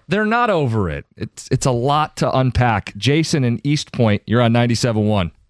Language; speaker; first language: English; native; English